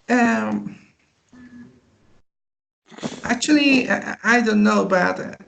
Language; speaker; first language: English; non-native, learner; Spanish